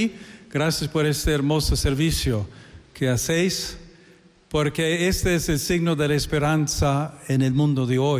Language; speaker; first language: Spanish; non-native, fluent; English